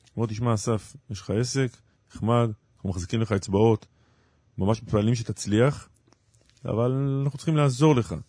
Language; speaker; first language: Hebrew; native; Hebrew